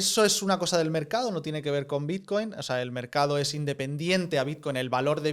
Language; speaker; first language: Spanish; native; Spanish